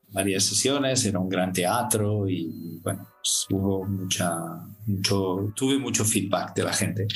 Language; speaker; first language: Spanish; native; Spanish